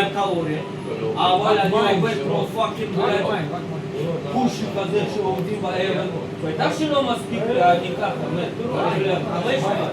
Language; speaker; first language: Hebrew; non-native, learner; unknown